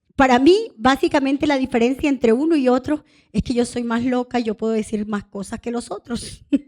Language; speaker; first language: Spanish; non-native, local second language; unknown